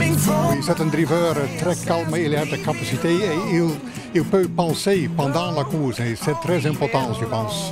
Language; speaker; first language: French; non-native, fluent; Dutch